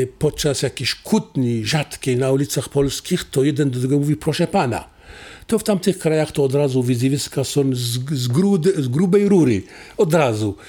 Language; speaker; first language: Polish; non-native, fluent; Assyrian Neo-Aramaic